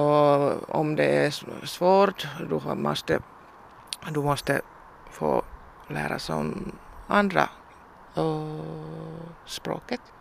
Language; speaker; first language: Swedish; non-native, local second language; Finnish